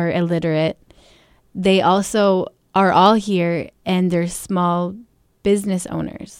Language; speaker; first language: English; native; English